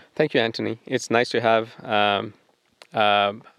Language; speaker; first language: English; non-native, local second language; Bangla